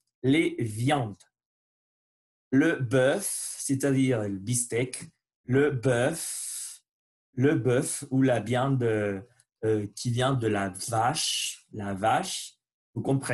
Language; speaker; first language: French; non-native, learner; Spanish